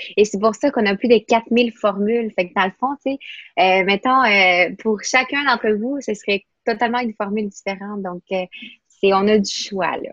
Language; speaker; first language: French; non-native, fluent; Spanish